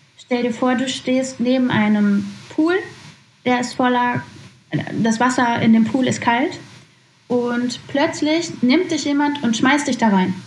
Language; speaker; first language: German; native; German